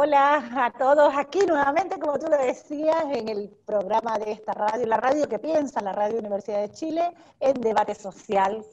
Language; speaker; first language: Spanish; native; Spanish